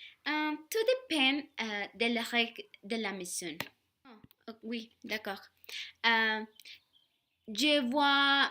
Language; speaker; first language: French; non-native, learner; Spanish